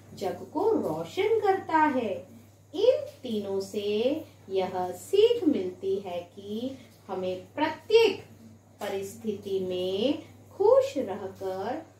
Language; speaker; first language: Hindi; non-native, local second language; Gujarati